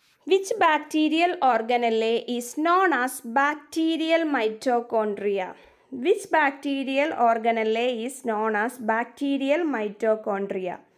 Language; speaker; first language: English; non-native, local second language; Malayalam